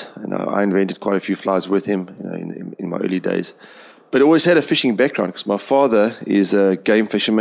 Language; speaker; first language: English; native; English